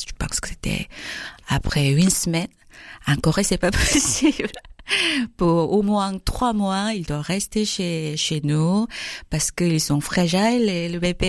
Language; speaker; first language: French; non-native, fluent; Korean